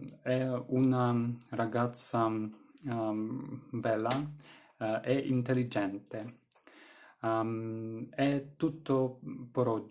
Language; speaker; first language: Italian; non-native, learner; Russian